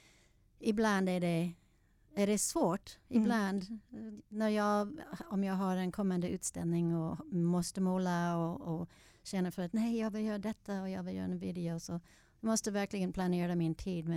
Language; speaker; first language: Swedish; non-native, fluent; English